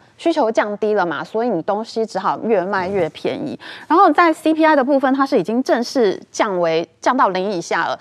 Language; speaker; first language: Chinese; native; Chinese